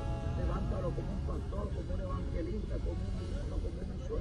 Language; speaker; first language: Spanish; native; Spanish